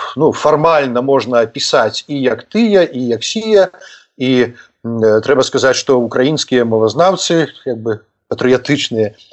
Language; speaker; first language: Belarusian; native; Belarusian